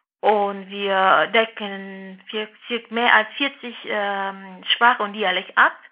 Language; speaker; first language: German; non-native, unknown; Vietnamese